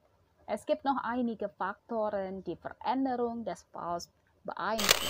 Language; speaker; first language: German; non-native, fluent; Indonesian